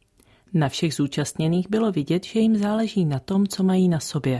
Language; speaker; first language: Czech; native; Czech